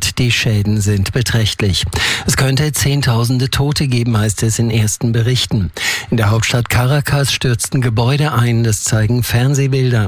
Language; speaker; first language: German; native; German